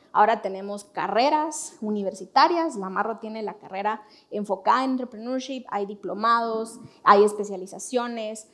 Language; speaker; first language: Spanish; native; Spanish